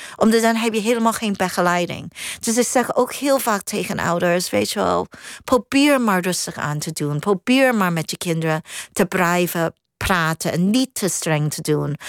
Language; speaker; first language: Dutch; non-native, fluent; Cantonese